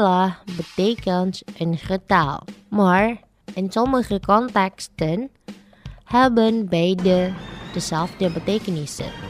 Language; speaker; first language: Dutch; non-native, fluent; Indonesian